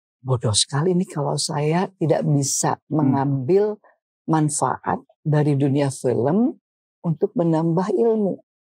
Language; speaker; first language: Indonesian; native; Indonesian